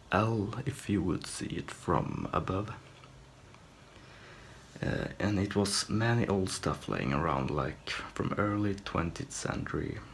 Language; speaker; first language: English; non-native, fluent; Swedish